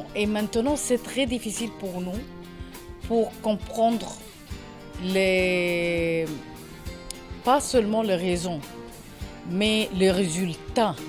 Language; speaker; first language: French; non-native, learner; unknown